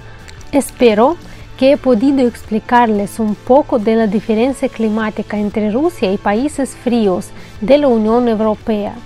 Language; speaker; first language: Spanish; non-native, fluent; Russian